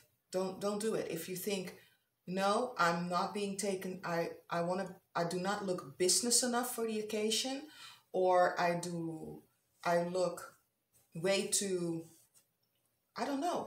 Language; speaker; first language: English; non-native, fluent; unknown